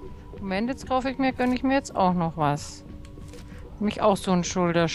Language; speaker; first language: German; native; German